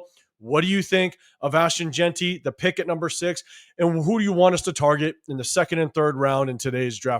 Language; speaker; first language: English; native; English